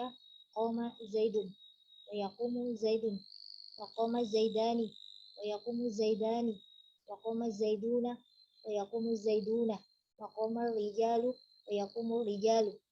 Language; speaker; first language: Arabic; non-native, learner; Indonesian